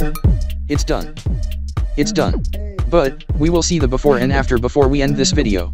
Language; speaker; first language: English; non-native, local second language; Filipino